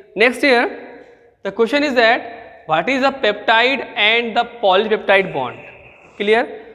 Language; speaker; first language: English; non-native, local second language; Hindi